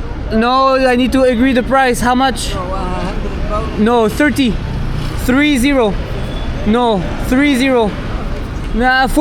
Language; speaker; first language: English; non-native, learner; French